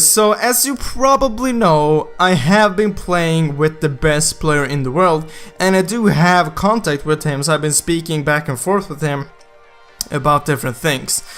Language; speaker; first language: English; non-native, fluent; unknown